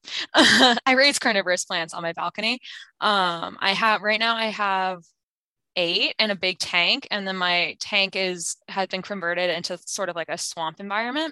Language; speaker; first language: English; native; English